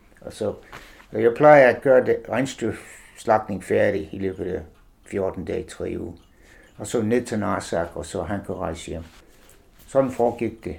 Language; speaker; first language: Danish; non-native, fluent; English